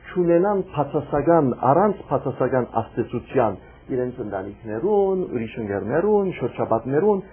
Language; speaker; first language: Armenian; early bilingual, heritage; Armenian